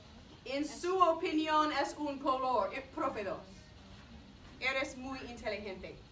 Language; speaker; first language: Spanish; non-native, fluent; English